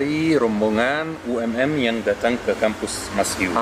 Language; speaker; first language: Indonesian; non-native, fluent; Arabic